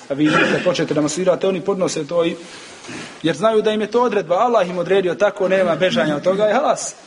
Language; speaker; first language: Bosnian; native; Bosnian